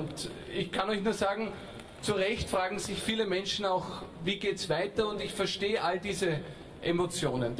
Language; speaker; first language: German; native; German